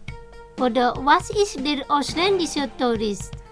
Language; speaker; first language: German; non-native, fluent; Indonesian